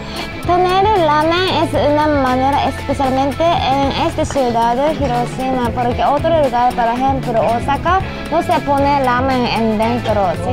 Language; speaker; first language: Spanish; non-native, learner; Japanese